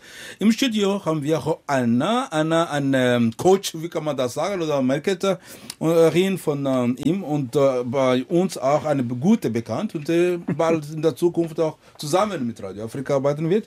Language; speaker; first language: German; non-native, fluent; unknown